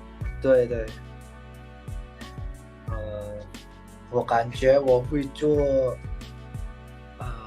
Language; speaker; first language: Chinese; non-native, learner; Indonesian